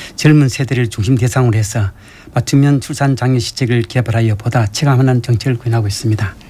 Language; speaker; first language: Korean; native; Korean